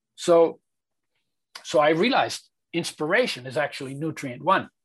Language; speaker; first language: English; early bilingual, other home language; Polish